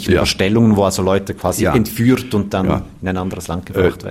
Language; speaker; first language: German; native; German